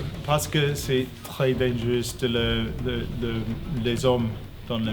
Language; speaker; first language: French; non-native, learner; English